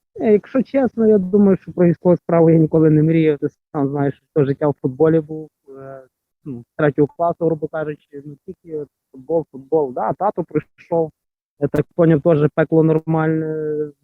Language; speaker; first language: Ukrainian; native; Ukrainian